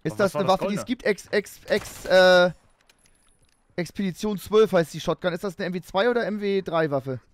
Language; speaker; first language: German; native; German